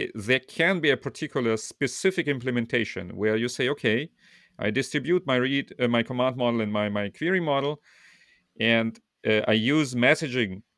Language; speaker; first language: English; non-native, fluent; Russian